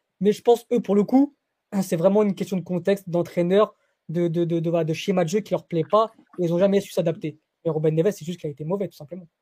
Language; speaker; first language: French; early bilingual, other home language; Portuguese